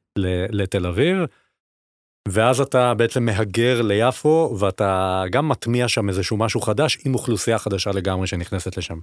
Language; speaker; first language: Hebrew; early bilingual, other home language; French